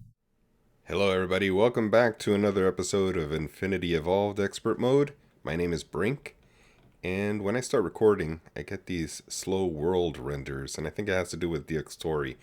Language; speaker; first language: English; native; English